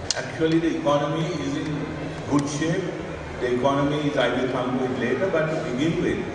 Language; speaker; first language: English; non-native, local second language; Sinhala